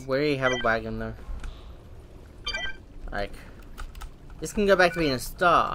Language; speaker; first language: English; native; English